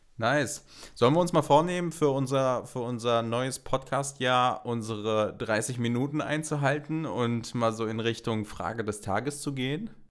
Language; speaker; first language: German; native; German